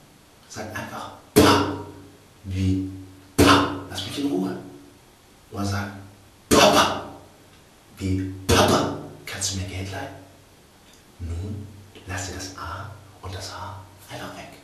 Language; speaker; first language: German; native; German